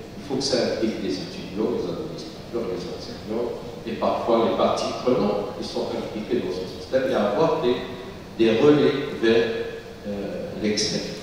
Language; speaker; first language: French; non-native, local second language; Arabic